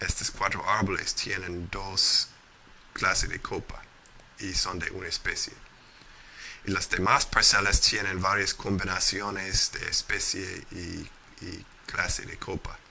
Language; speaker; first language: Spanish; non-native, fluent; English